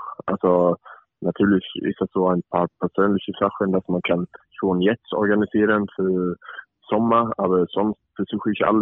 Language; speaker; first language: German; non-native, fluent; Swedish